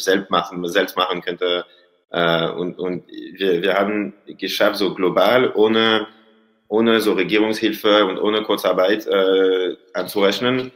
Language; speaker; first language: German; non-native, learner; French